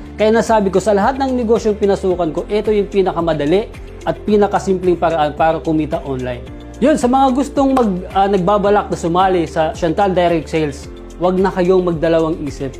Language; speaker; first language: Filipino; non-native, local second language; Waray